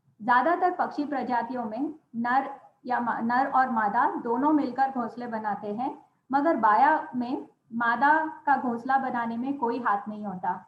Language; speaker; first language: Hindi; non-native, local second language; Gujarati